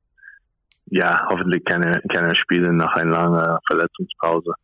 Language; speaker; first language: German; non-native, fluent; English